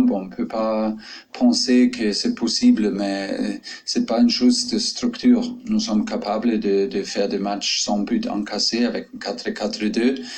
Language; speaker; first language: French; non-native, fluent; German